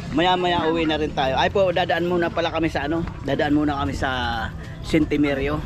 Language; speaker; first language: Filipino; non-native, local second language; Bikol